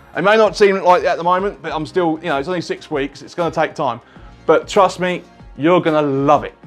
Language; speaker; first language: English; native; English